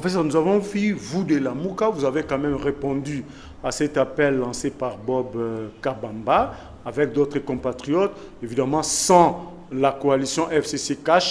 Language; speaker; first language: French; non-native, local second language; Lingala